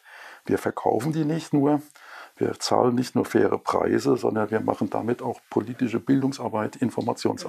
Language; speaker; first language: German; native; German